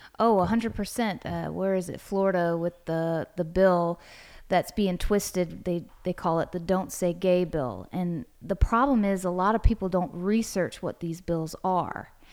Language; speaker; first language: English; native; English